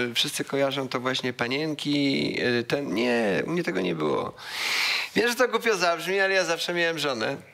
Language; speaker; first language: Polish; native; Polish